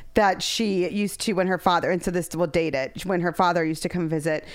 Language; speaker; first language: English; native; English